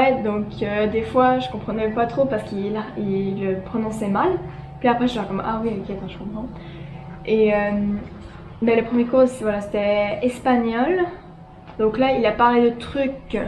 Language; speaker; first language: French; native; French